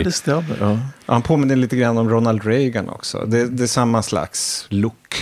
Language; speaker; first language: Swedish; native; Swedish